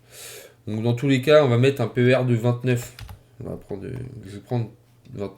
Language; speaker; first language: French; native; French